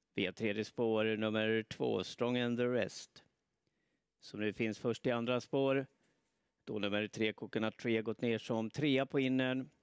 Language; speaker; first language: Swedish; native; Swedish